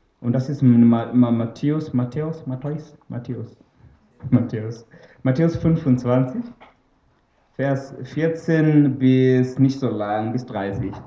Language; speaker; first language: German; non-native, fluent; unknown